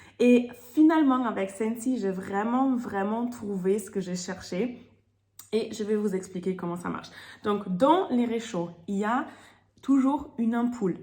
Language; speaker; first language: French; non-native, fluent; German